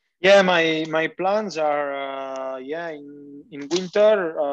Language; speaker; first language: English; non-native, learner; Catalan